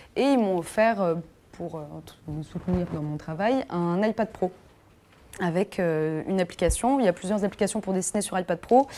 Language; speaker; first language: French; native; French